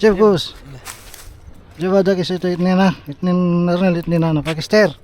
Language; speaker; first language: Arabic; non-native, learner; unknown